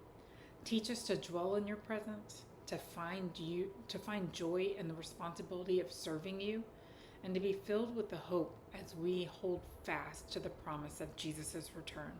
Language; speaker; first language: English; native; English